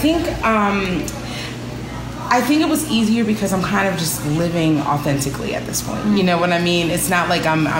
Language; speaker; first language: English; native; English